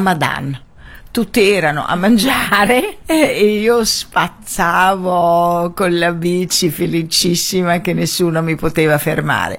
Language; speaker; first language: Italian; non-native, fluent; Arabic